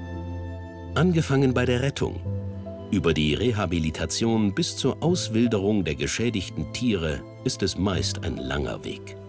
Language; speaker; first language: German; native; German